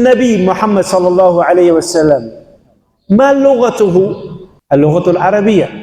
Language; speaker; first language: Arabic; non-native, fluent; Dutch